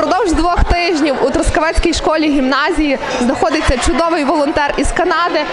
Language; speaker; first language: Ukrainian; native; Ukrainian